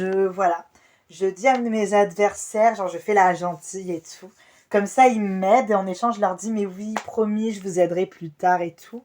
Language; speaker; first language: French; native; French